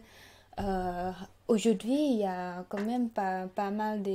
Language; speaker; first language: French; non-native, learner; Khmer